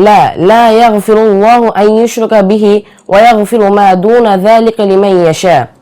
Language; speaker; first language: Arabic; non-native, learner; Bangla